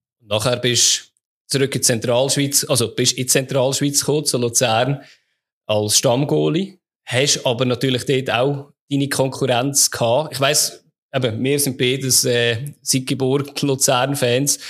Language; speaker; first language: German; native; German